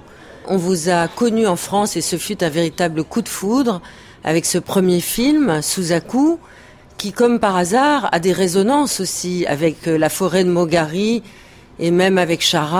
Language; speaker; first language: French; native; French